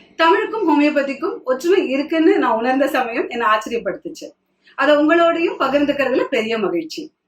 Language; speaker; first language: Tamil; non-native, local second language; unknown